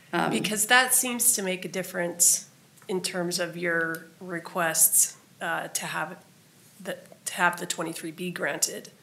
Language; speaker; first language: English; native; English